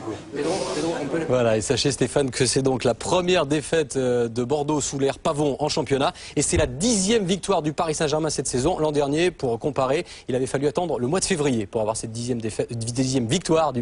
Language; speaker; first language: French; native; French